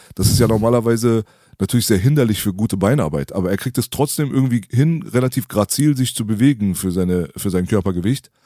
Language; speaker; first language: German; early bilingual, other home language; Persian